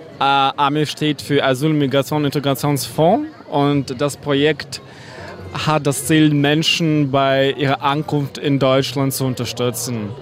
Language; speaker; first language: German; non-native, fluent; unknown